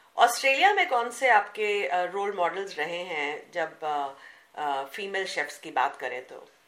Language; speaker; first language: Hindi; native; Hindi